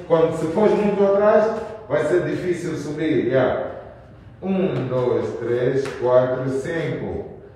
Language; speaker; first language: Portuguese; native; Portuguese